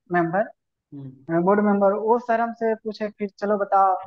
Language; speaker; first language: Hindi; native; Hindi